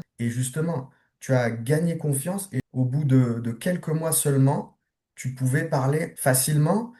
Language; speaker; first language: French; native; French